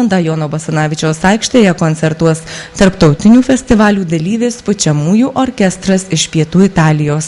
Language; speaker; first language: Lithuanian; native; Lithuanian